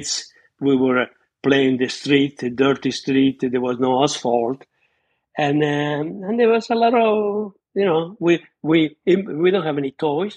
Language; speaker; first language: English; non-native, fluent; Spanish